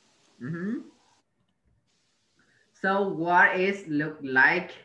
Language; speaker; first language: English; non-native, learner; Vietnamese